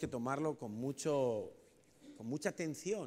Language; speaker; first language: Spanish; native; Spanish